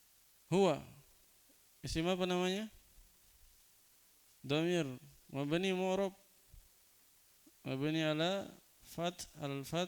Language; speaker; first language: Arabic; non-native, fluent; Indonesian